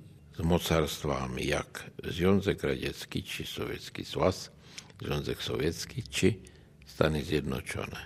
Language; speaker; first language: Polish; non-native, learner; Czech